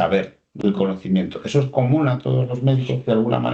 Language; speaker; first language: Spanish; native; Spanish